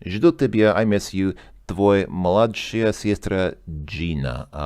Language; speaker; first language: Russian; non-native, learner; English